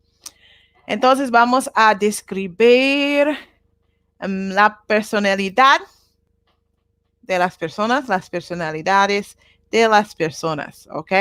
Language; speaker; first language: Spanish; non-native, learner; Japanese